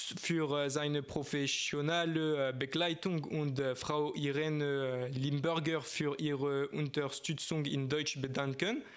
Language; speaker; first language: German; non-native, fluent; French